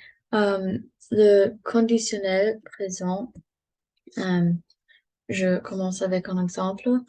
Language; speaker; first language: French; non-native, learner; English